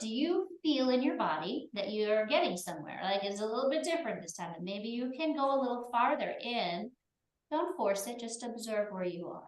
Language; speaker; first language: English; native; English